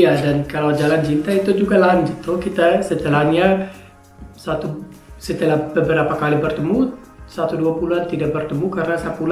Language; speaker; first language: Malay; non-native, fluent; German